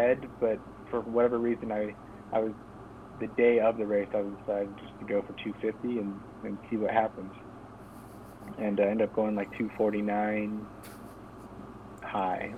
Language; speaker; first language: English; native; English